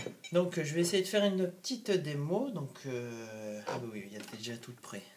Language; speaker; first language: French; native; French